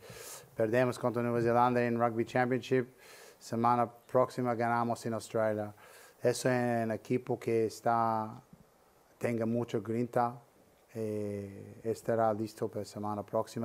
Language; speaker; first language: Spanish; non-native, learner; English